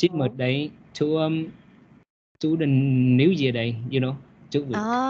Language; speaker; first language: English; non-native, learner; Vietnamese